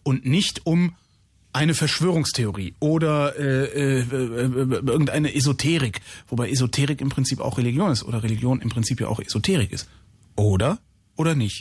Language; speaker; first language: German; native; German